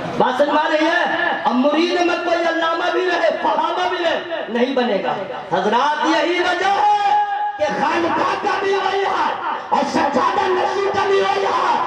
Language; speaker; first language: Urdu; native; Urdu